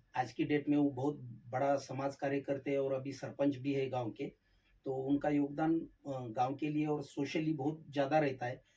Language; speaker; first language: Hindi; non-native, local second language; Marathi